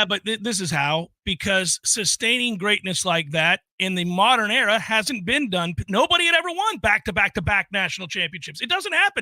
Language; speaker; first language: English; native; English